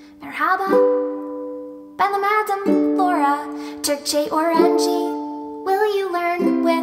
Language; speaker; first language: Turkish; non-native, learner; English